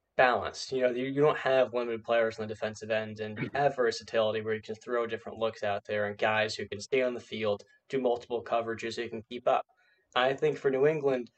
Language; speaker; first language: English; native; English